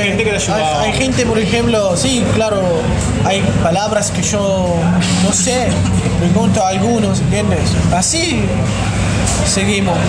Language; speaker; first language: Spanish; non-native, learner; Arabic